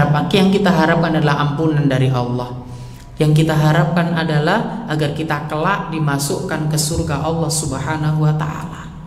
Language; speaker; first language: Indonesian; non-native, local second language; Javanese